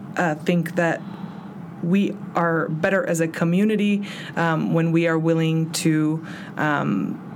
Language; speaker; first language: English; early bilingual, other home language; Spanish